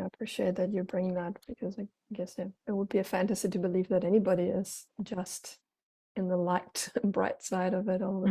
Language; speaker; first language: English; non-native, fluent; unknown